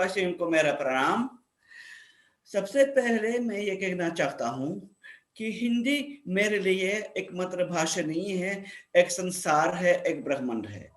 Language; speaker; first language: Hindi; non-native, fluent; Russian